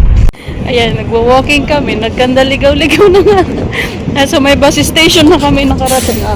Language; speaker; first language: Filipino; native; Filipino